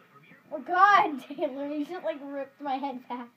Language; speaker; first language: English; native; English